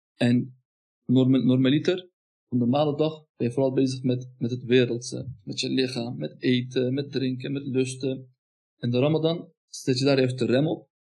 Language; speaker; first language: Dutch; early bilingual, other home language; Turkish